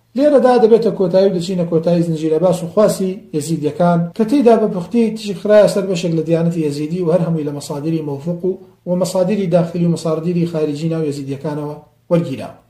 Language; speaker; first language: Central Kurdish; native; Central Kurdish